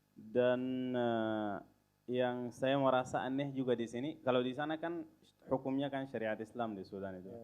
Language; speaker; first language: Indonesian; non-native, fluent; Arabic